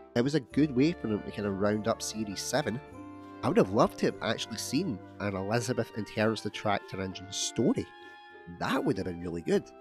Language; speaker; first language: English; native; English